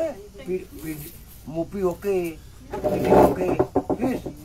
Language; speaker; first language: English; non-native, learner; Balinese